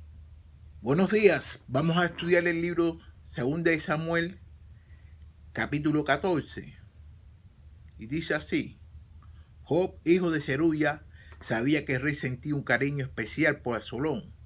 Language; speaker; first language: Spanish; native; Spanish